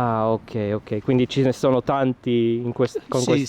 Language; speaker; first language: Italian; non-native, fluent; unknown